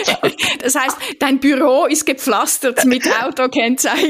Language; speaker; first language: German; native; German